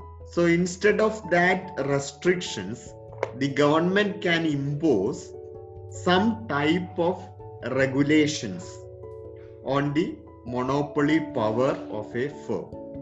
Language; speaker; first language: English; non-native, local second language; Malayalam